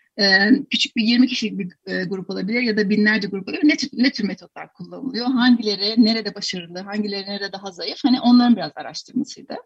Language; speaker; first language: Turkish; native; Turkish